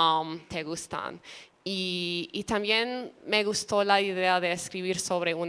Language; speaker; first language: Spanish; early bilingual, other home language; English